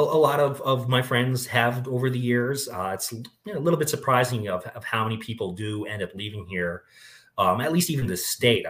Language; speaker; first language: English; native; English